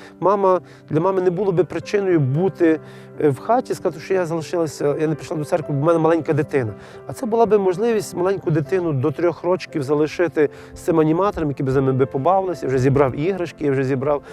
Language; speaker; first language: Ukrainian; native; Ukrainian